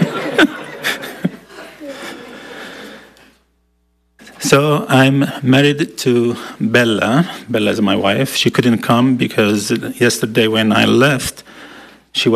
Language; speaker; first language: English; non-native, fluent; Aramaic